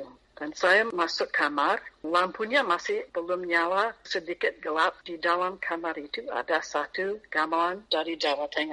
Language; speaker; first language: Indonesian; non-native, fluent; English